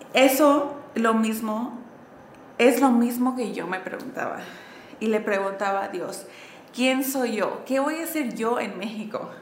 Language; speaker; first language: Spanish; early bilingual, heritage; Spanish